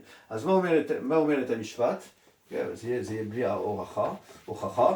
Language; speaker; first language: Hebrew; non-native, fluent; French